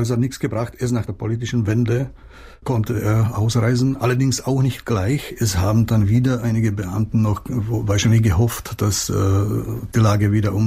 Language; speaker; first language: German; non-native, fluent; Czech